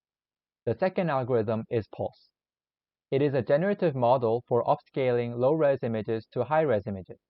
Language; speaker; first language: English; non-native, learner; Korean